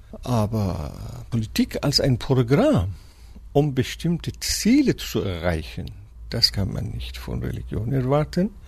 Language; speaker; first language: German; non-native, fluent; Persian